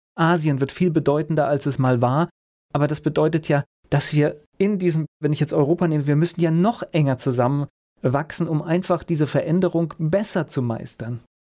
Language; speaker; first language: German; native; German